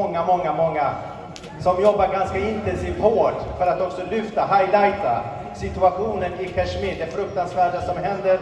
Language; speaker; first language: Swedish; early bilingual, other home language; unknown